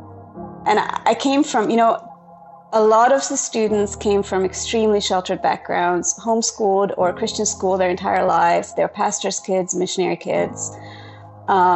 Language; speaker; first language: English; non-native, fluent; Hungarian